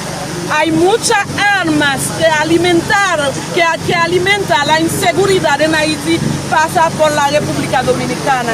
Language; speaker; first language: Spanish; non-native, local second language; Haitian Creole